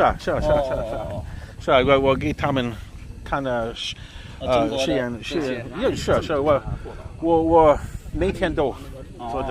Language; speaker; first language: Chinese; non-native, learner; English